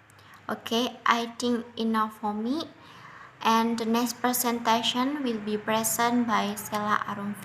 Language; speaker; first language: English; non-native, learner; Indonesian